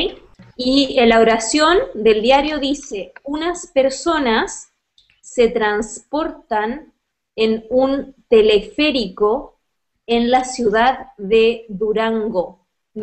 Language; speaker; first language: Spanish; native; Spanish